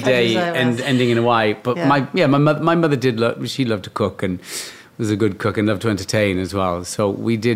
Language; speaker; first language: English; native; English